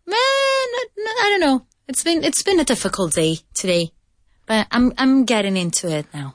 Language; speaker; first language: English; non-native, fluent; Spanish